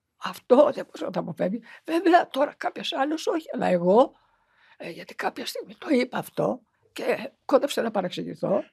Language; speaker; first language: Greek; early bilingual, heritage; Greek